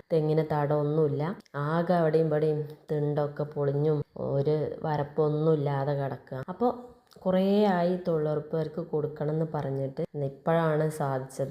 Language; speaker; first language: Malayalam; native; Malayalam